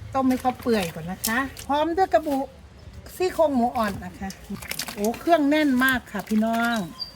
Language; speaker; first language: Thai; native; Thai